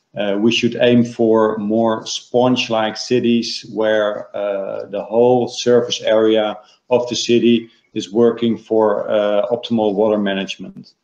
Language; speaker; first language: English; non-native, fluent; Dutch